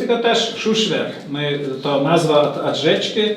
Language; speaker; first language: Polish; non-native, learner; Lithuanian